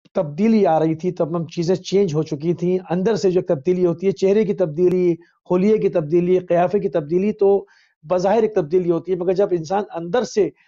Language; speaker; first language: Urdu; native; Urdu